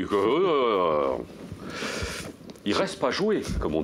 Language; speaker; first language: French; native; French